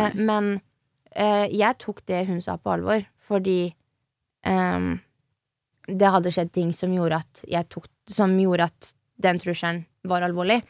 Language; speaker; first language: Norwegian; early bilingual, other home language; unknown